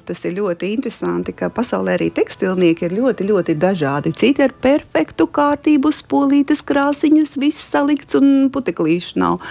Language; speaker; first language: Latvian; native; Latvian